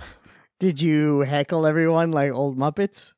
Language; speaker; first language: English; native; English